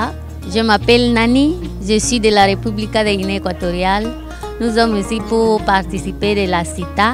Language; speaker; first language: French; non-native, local second language; Spanish